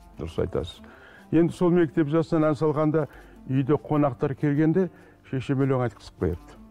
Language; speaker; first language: Kazakh; native; Kazakh